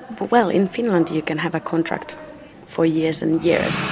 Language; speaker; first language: English; non-native, fluent; Finnish